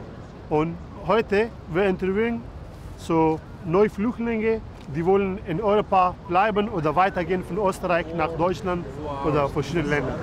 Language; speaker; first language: German; non-native, learner; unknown